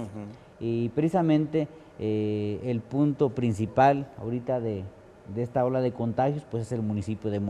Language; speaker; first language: Spanish; native; Spanish